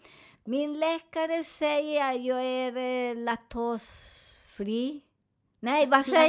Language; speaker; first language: Swedish; non-native, learner; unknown